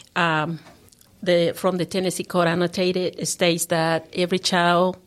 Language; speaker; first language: English; non-native, fluent; Spanish